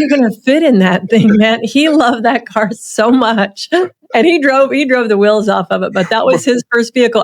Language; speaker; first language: English; native; English